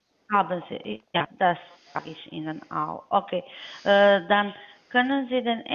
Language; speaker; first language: German; non-native, learner; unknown